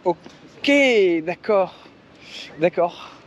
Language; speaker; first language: French; native; French